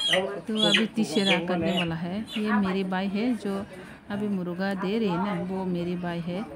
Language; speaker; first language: Hindi; non-native, local second language; Kok Borok